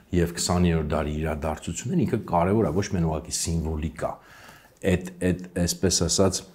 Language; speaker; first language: Armenian; native; Armenian